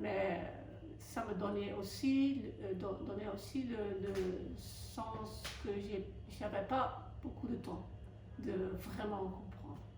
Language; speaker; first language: French; non-native, fluent; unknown